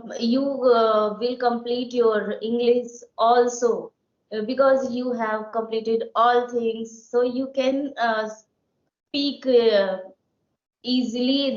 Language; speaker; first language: English; non-native, learner; Hindi